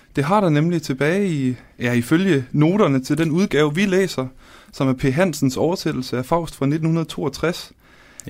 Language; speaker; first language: Danish; native; Danish